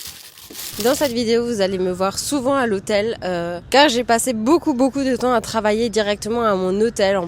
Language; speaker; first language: French; native; French